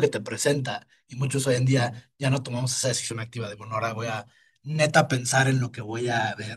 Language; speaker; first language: Spanish; native; Spanish